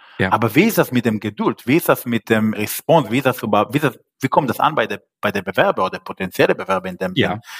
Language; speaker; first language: German; non-native, fluent; Hebrew